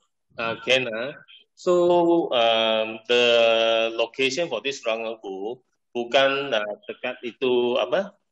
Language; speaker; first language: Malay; non-native, local second language; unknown